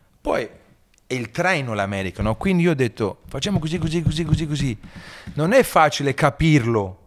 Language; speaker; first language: Italian; early bilingual, heritage; Italian